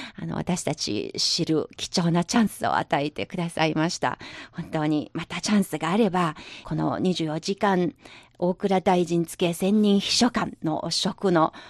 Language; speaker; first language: Japanese; non-native, fluent; Chinese